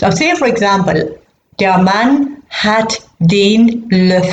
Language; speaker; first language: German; non-native, fluent; English